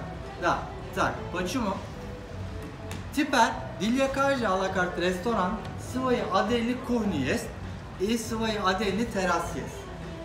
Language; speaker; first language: Russian; non-native, learner; Turkish